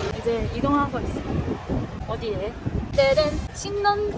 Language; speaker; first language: Korean; non-native, fluent; Japanese